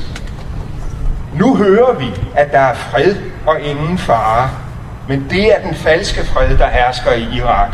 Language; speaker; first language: Danish; native; Danish